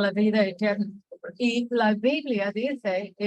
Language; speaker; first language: Spanish; non-native, fluent; English